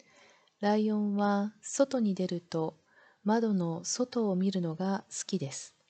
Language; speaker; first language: Japanese; non-native, learner; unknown